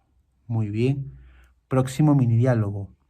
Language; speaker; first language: Spanish; non-native, fluent; Portuguese